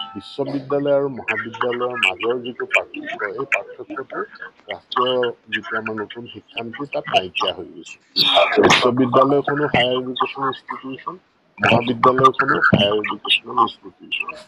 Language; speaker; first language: Assamese; non-native, local second language; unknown